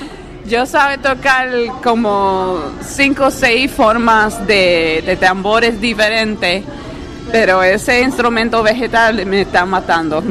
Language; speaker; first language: Spanish; early bilingual, heritage; English